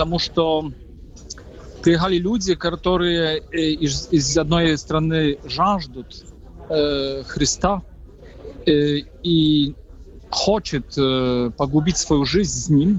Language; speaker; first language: Russian; non-native, fluent; Polish